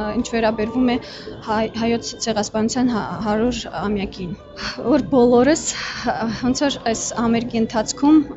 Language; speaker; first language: Armenian; non-native, fluent; Russian